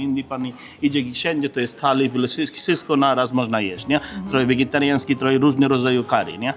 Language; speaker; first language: Polish; non-native, learner; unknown